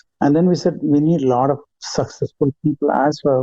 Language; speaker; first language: English; non-native, local second language; Telugu